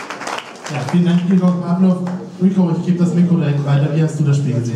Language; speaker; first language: German; native; German